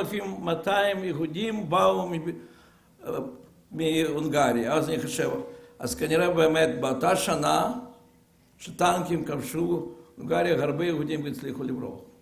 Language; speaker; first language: Hebrew; non-native, fluent; Russian